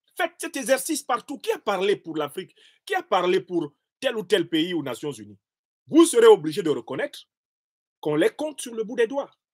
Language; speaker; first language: French; non-native, local second language; Basaa